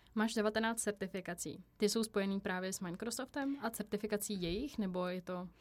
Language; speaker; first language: Czech; native; Czech